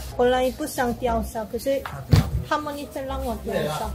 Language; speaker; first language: Chinese; non-native, learner; Korean